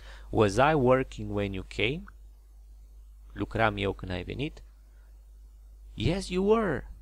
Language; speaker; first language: English; non-native, fluent; Romanian